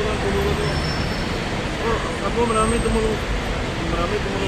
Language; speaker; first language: Filipino; non-native, learner; Punjabi